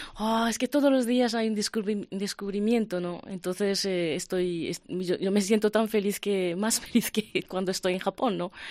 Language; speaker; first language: Spanish; non-native, fluent; Japanese